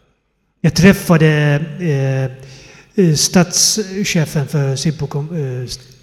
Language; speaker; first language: Swedish; non-native, fluent; Finnish